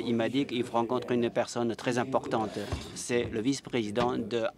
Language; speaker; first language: French; non-native, fluent; Chinese